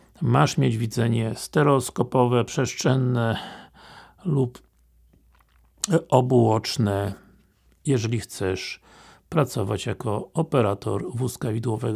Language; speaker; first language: Polish; native; Polish